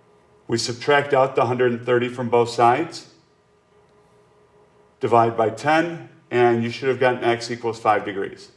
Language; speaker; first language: English; native; English